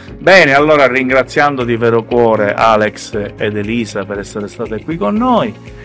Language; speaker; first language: Italian; native; Italian